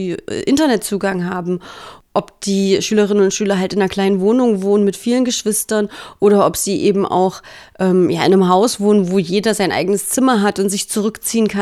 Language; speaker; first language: German; native; German